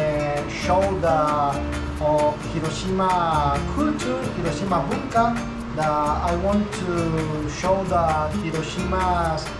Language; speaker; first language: English; non-native, learner; Spanish